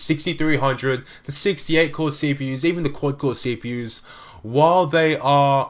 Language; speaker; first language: English; native; English